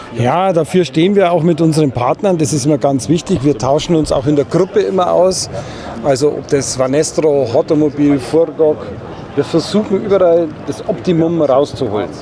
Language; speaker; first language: German; native; German